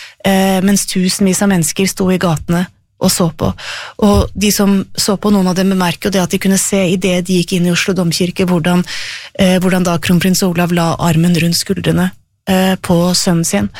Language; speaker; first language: Norwegian; native; Norwegian